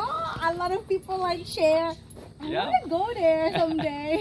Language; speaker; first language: English; non-native, learner; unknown